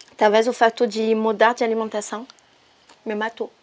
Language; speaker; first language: Portuguese; non-native, fluent; French